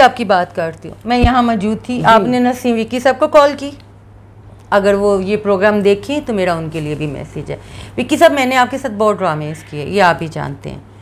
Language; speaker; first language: Urdu; non-native, local second language; Punjabi